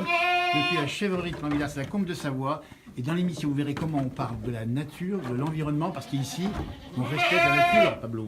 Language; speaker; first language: French; native; French